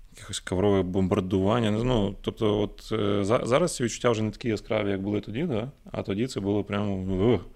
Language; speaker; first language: Ukrainian; native; Ukrainian